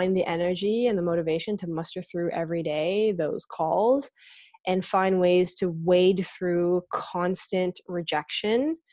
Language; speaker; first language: English; native; English